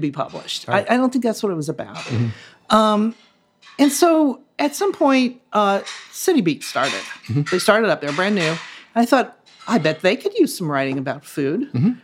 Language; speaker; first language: English; native; English